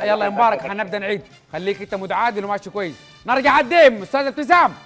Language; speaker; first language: Arabic; native; Arabic